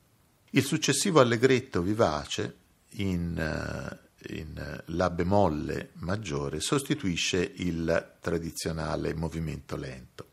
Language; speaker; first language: Italian; native; Italian